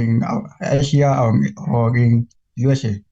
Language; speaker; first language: English; non-native, learner; Indonesian